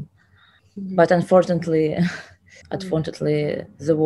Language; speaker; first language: English; non-native, learner; Ukrainian